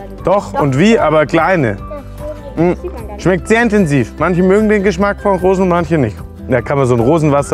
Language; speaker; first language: German; native; German